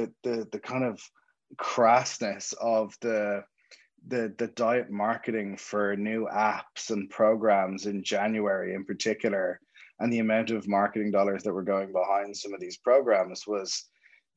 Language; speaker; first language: English; native; English